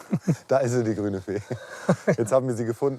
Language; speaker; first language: German; native; German